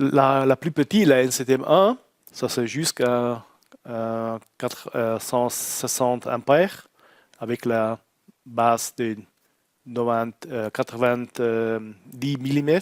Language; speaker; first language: French; non-native, learner; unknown